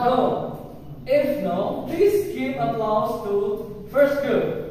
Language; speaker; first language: English; non-native, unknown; Indonesian